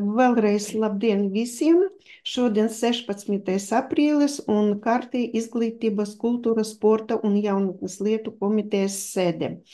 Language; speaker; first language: Latvian; non-native, local second language; Russian